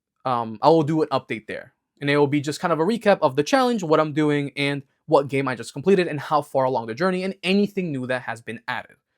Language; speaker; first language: English; native; English